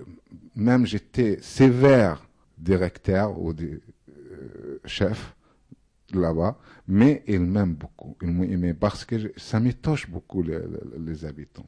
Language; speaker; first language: French; non-native, fluent; Arabic